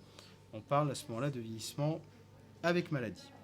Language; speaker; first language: French; native; French